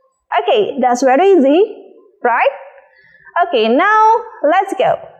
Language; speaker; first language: English; non-native, fluent; Indonesian